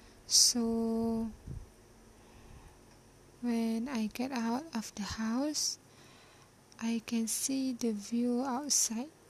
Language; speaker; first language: English; non-native, learner; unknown